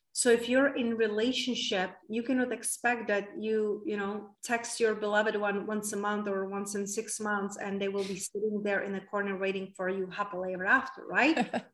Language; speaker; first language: English; non-native, fluent; Czech